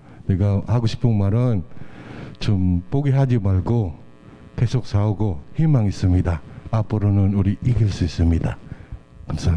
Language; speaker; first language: Korean; non-native, learner; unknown